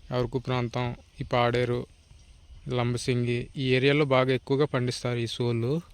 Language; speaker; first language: Telugu; non-native, local second language; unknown